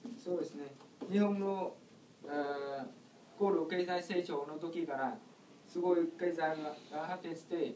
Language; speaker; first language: Japanese; non-native, learner; Vietnamese